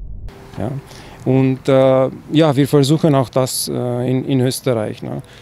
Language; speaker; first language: German; non-native, fluent; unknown